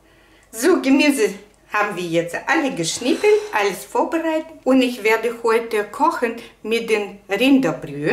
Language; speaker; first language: German; non-native, fluent; Russian